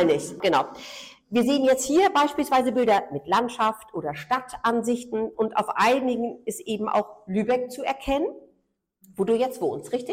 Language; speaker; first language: German; native; German